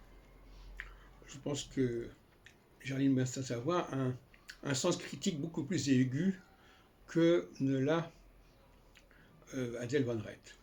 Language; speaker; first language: French; native; French